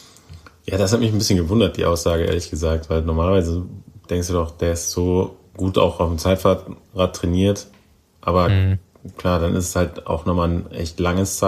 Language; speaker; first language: German; native; German